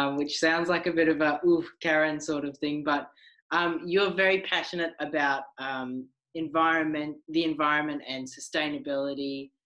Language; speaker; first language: English; native; English